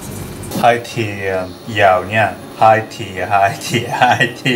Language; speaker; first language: Vietnamese; non-native, learner; Japanese